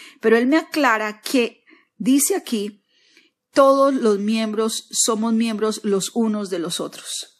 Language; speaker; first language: Spanish; native; Spanish